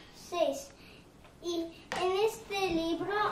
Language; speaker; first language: Spanish; non-native, learner; English